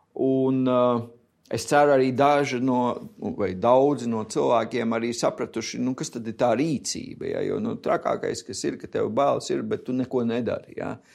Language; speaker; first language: Latvian; native; Latvian